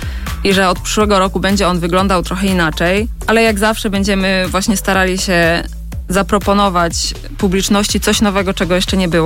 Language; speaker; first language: Polish; native; Polish